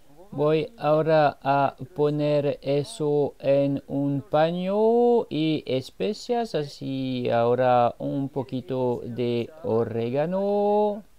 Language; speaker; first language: Spanish; non-native, fluent; French